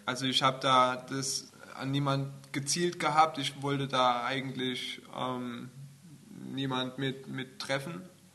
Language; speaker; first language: German; native; German